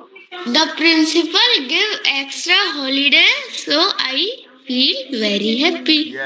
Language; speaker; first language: English; non-native, learner; Hindi